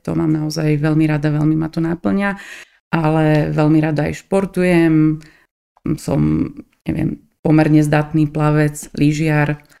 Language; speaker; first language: Slovak; native; Slovak